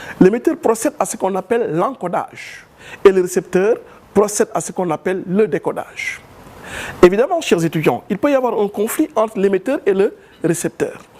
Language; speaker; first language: French; non-native, local second language; Wolof